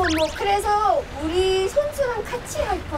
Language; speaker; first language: Korean; non-native, learner; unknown